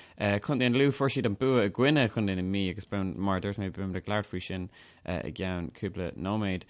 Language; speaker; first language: Irish; non-native, local second language; English